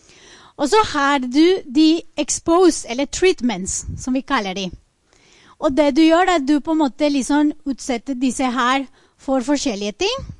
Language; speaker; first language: Norwegian; non-native, fluent; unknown